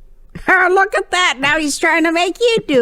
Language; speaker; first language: English; native; English